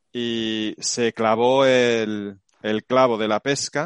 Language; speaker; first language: Spanish; non-native, fluent; English